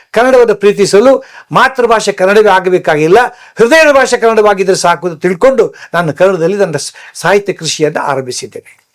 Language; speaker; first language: Kannada; native; Kannada